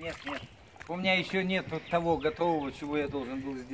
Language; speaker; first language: Russian; native; Russian